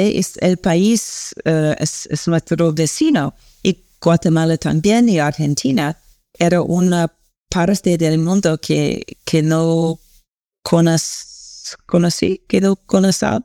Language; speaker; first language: Spanish; non-native, learner; English